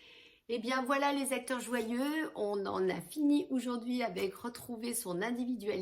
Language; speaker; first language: French; native; French